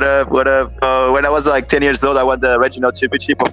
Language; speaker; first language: English; non-native, fluent; Portuguese